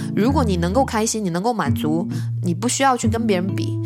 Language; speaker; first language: Chinese; native; Chinese